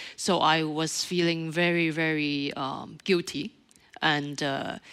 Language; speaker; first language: English; native; English